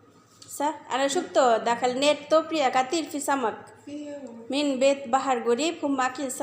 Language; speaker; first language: Arabic; non-native, learner; Bangla